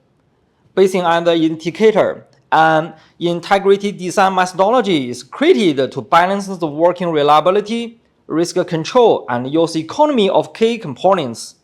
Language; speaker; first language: English; non-native, fluent; Chinese